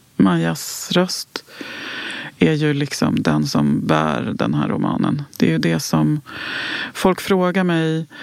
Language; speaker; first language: Swedish; native; Swedish